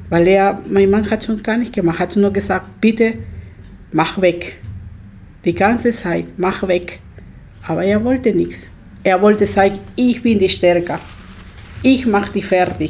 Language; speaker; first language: German; non-native, learner; Spanish